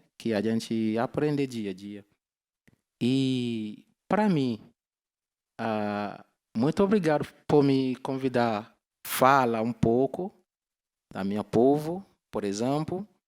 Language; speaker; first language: Portuguese; non-native, learner; Yoruba